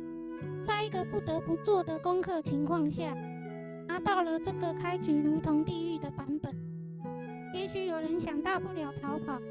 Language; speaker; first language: Chinese; native; Chinese